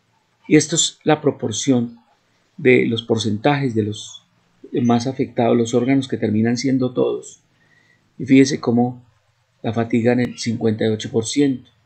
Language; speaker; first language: Spanish; native; Spanish